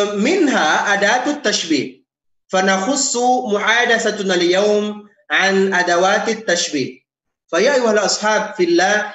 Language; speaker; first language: Arabic; non-native, fluent; Indonesian